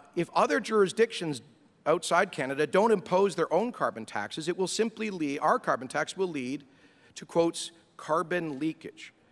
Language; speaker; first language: English; native; English